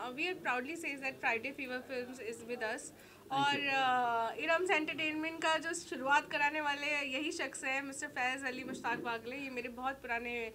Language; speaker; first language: Hindi; native; Hindi